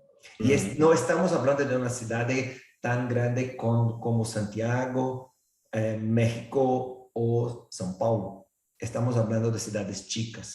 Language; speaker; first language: Spanish; non-native, fluent; Portuguese